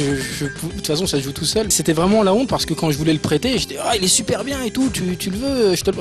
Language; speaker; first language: French; native; French